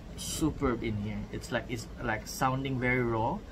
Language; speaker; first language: English; non-native, local second language; Malay